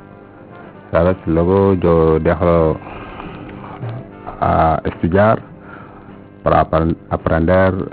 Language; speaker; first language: Spanish; non-native, learner; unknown